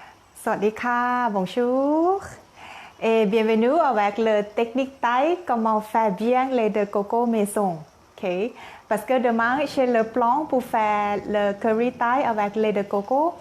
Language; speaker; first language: French; non-native, learner; Thai